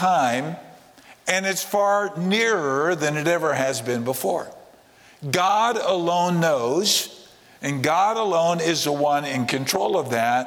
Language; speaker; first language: English; native; English